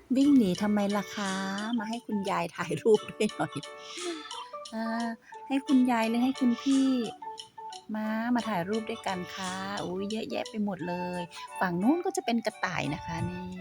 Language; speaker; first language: Thai; native; Thai